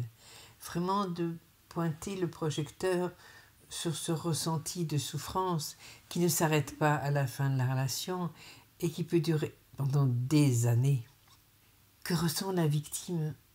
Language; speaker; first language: French; native; French